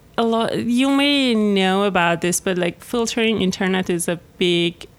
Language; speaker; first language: English; non-native, fluent; Persian